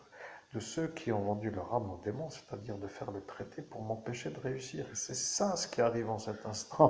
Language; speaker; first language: French; native; French